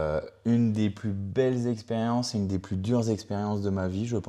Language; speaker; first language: French; native; French